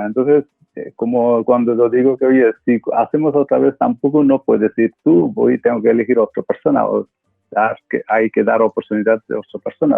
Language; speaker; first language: Spanish; non-native, fluent; Bangla